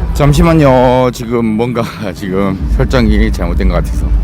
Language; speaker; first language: Korean; native; Korean